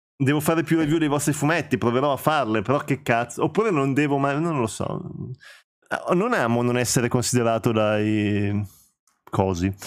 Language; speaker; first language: Italian; early bilingual, other home language; Albanian